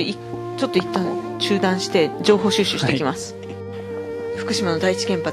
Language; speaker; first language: Japanese; native; Japanese